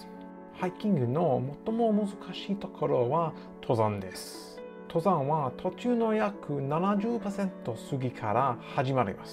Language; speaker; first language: Japanese; non-native, learner; English